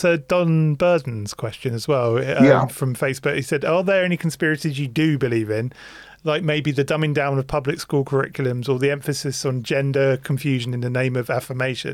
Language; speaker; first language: English; native; English